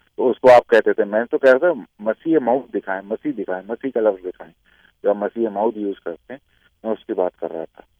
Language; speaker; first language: Urdu; native; Urdu